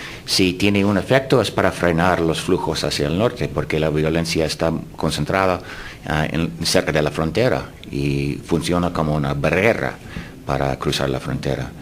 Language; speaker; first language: Spanish; non-native, fluent; English